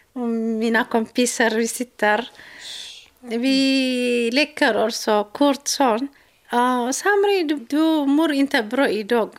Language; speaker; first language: Swedish; non-native, learner; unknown